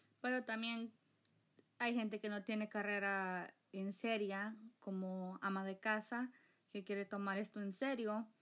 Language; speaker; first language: Spanish; early bilingual, heritage; Spanish